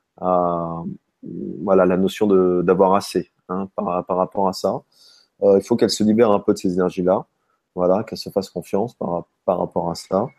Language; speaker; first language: French; native; French